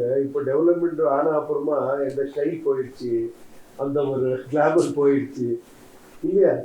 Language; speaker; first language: Tamil; non-native, learner; Kannada